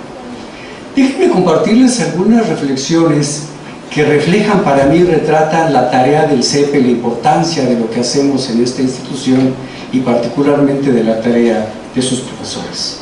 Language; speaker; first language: Spanish; native; Spanish